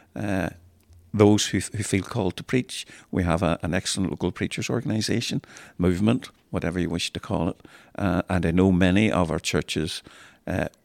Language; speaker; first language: English; native; English